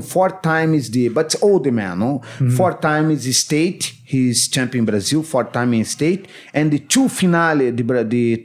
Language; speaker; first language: English; non-native, learner; Portuguese